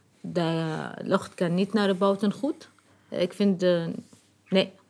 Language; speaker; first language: Dutch; non-native, learner; Arabic